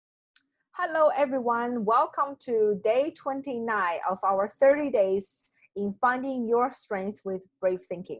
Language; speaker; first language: English; non-native, fluent; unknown